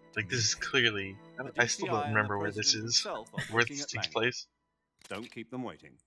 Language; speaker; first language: English; native; English